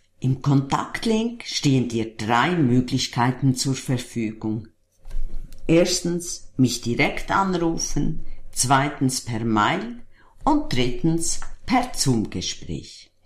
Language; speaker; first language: German; native; German